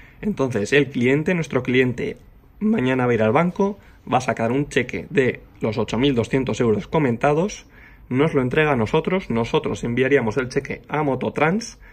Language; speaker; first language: Spanish; native; Spanish